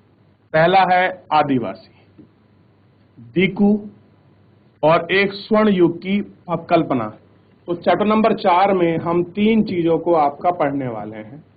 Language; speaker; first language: Hindi; native; Hindi